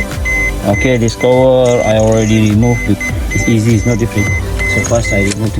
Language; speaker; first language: English; non-native, learner; Indonesian